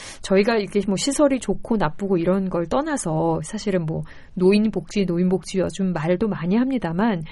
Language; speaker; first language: Korean; native; Korean